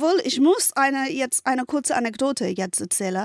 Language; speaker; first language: German; non-native, fluent; English